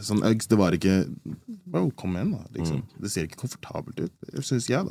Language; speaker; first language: Norwegian; early bilingual, other home language; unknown